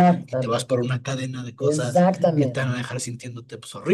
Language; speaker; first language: Spanish; native; Spanish